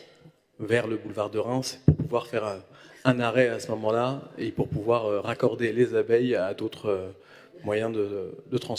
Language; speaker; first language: French; native; French